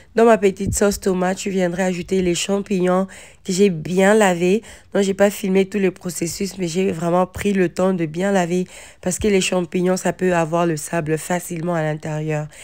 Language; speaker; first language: French; non-native, local second language; Lingala